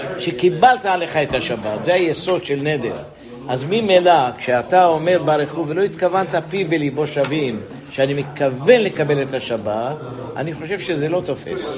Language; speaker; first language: Hebrew; native; Hebrew